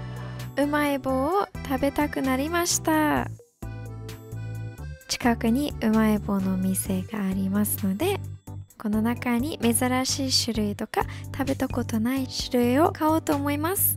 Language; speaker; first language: Japanese; non-native, fluent; English